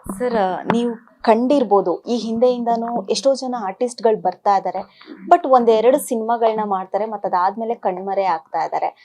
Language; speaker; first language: Kannada; native; Kannada